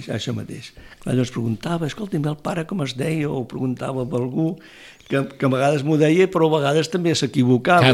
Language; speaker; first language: Catalan; native; Catalan